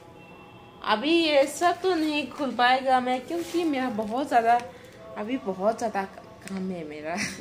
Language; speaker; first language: Hindi; non-native, local second language; Bangla